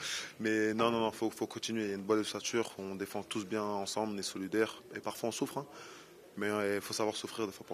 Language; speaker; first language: French; native; French